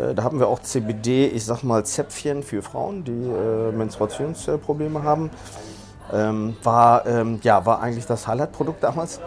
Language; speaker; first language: German; early bilingual, other home language; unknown